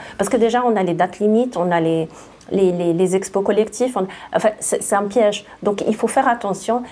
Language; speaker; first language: French; non-native, local second language; Arabic